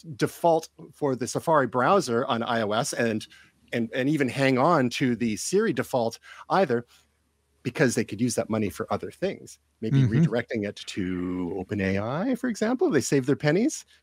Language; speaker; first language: English; native; English